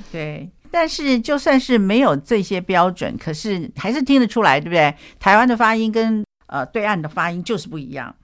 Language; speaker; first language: Chinese; native; Chinese